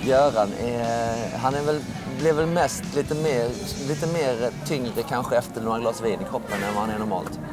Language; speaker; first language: Swedish; native; Swedish